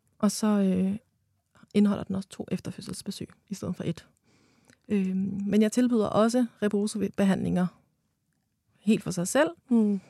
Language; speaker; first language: Danish; early bilingual, other home language; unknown